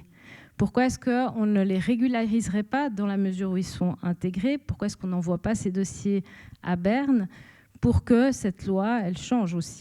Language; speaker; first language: French; native; French